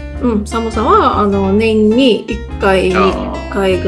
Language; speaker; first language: Japanese; non-native, fluent; Tatar